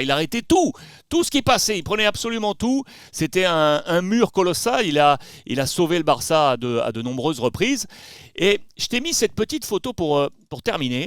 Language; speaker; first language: French; native; French